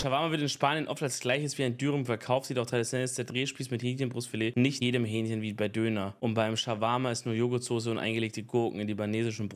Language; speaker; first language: German; native; German